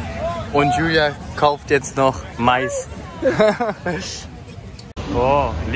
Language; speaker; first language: German; native; German